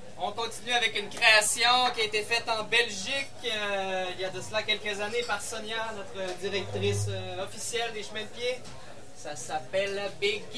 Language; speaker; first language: French; native; French